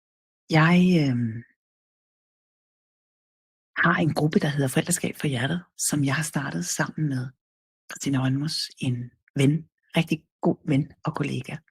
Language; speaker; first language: Danish; native; Danish